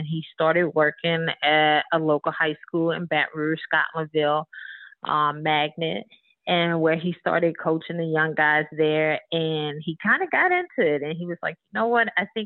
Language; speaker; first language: English; native; English